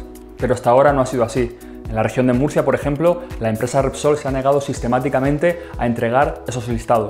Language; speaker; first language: Spanish; native; Spanish